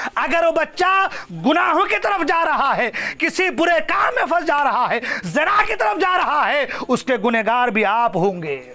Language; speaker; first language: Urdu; non-native, local second language; Assamese